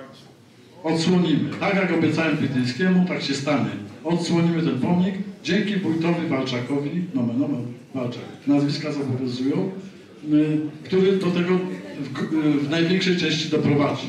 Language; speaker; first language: Polish; native; Polish